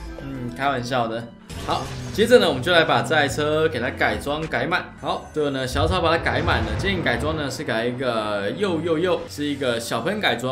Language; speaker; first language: Chinese; native; Chinese